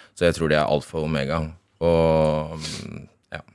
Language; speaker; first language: Norwegian; early bilingual, other home language; Bosnian